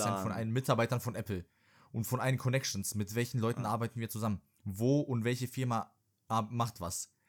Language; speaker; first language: German; early bilingual, heritage; Serbian